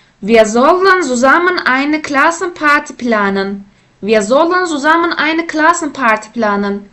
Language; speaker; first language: German; non-native, fluent; Turkish